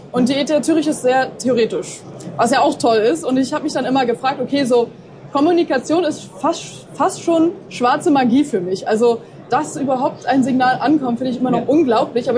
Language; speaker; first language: German; native; German